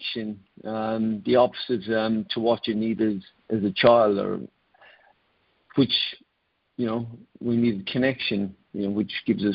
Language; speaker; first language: English; native; English